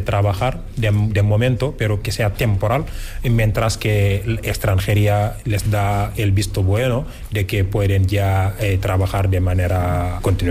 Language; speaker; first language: Spanish; non-native, fluent; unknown